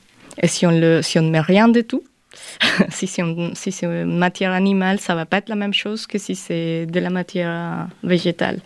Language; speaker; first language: French; non-native, fluent; Spanish